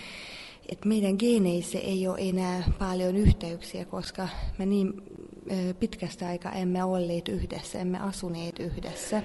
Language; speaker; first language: Finnish; non-native, fluent; Hungarian